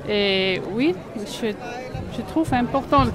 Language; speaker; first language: French; non-native, local second language; German